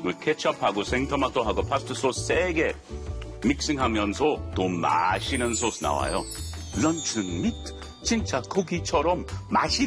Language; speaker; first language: Korean; non-native, learner; English